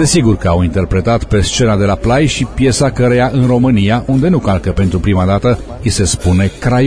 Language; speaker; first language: Romanian; native; Romanian